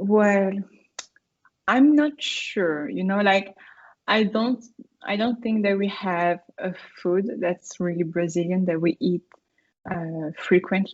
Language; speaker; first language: English; non-native, fluent; French